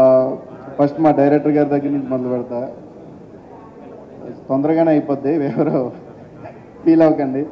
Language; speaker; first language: Telugu; native; Telugu